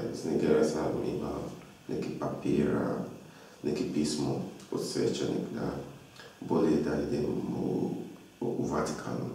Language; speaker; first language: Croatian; non-native, learner; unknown